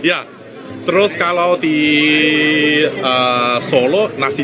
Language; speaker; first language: Indonesian; non-native, fluent; Chinese